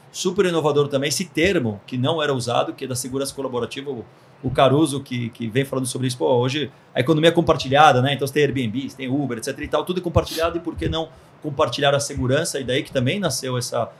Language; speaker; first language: Portuguese; early bilingual, other home language; Hebrew